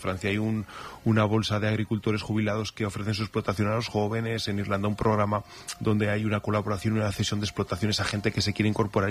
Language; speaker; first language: Spanish; native; Spanish